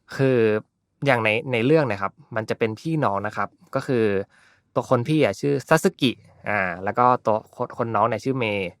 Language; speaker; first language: Thai; native; Thai